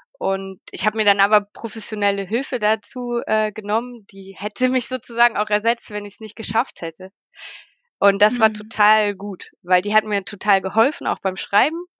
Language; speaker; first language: German; native; German